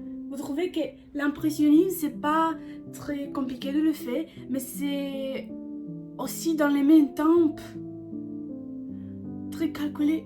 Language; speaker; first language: French; non-native, learner; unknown